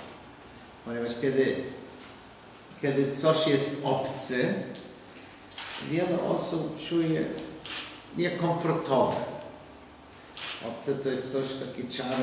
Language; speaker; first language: Polish; non-native, learner; English